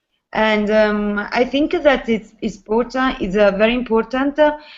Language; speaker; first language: English; non-native, learner; Italian